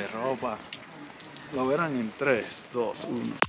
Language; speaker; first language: Spanish; native; Spanish